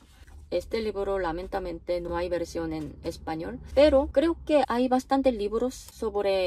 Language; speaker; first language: Spanish; non-native, fluent; Korean